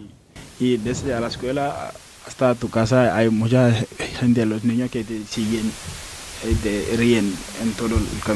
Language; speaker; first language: Spanish; non-native, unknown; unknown